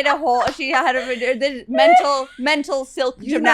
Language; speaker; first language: English; native; English